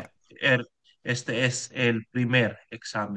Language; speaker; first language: Spanish; non-native, learner; Filipino